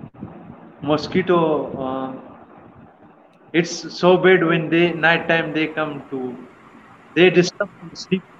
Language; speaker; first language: English; non-native, learner; Pashto